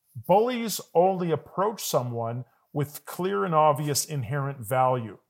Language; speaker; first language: English; native; English